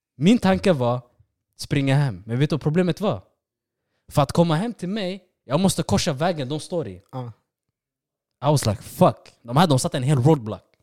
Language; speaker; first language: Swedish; early bilingual, other home language; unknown